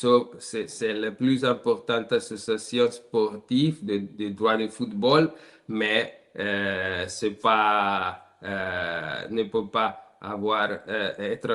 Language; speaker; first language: French; non-native, learner; Italian